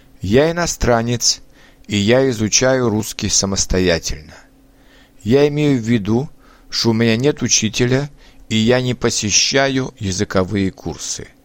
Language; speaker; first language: Russian; non-native, learner; Czech